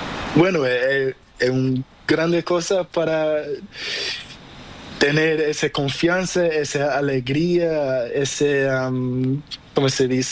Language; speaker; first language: Spanish; non-native, learner; Portuguese